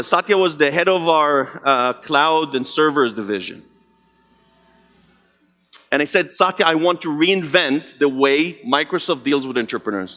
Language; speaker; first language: English; non-native, fluent; Hebrew